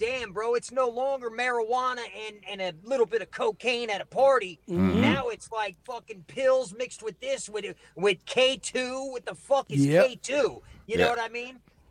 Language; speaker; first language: English; native; English